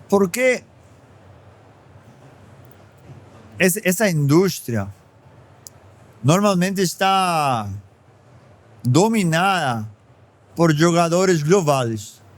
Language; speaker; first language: Portuguese; non-native, fluent; Spanish